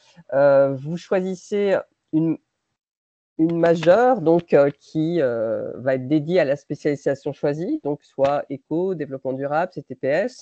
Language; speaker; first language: French; native; French